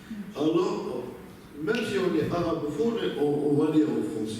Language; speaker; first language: French; non-native, local second language; Arabic